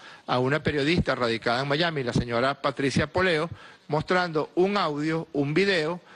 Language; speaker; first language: Spanish; native; Spanish